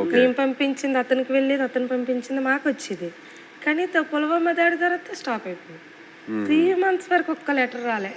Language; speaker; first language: Telugu; native; Telugu